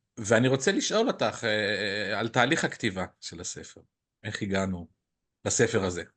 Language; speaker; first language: Hebrew; native; Hebrew